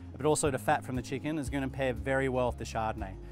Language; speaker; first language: English; native; English